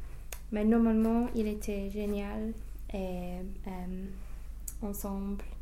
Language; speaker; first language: French; non-native, learner; English